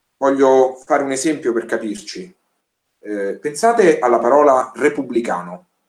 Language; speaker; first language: Italian; native; Italian